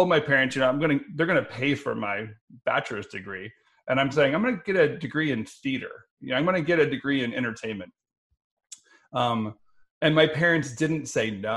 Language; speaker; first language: English; native; English